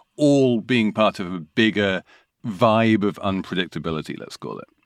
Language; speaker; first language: English; native; English